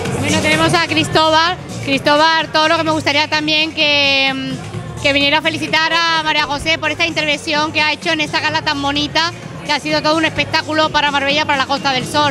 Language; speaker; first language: Spanish; native; Spanish